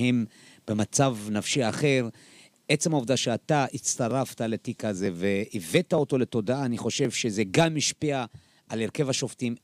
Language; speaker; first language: Hebrew; native; Hebrew